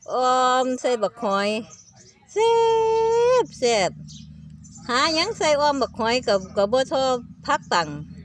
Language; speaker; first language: Thai; native; Thai